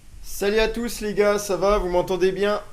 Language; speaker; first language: French; native; French